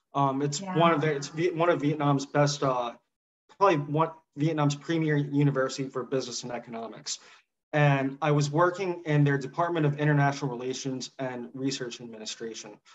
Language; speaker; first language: English; native; English